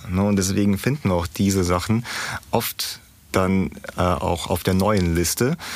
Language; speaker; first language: German; early bilingual, other home language; Russian